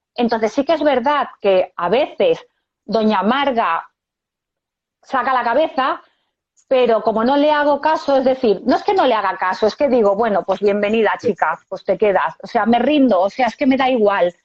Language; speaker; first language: Spanish; native; Spanish